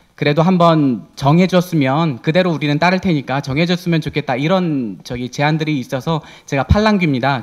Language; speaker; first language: Korean; native; Korean